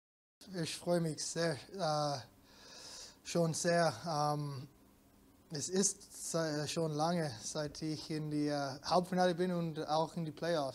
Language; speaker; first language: German; non-native, fluent; English